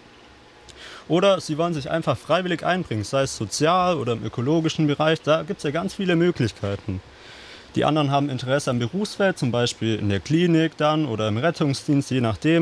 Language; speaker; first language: German; native; German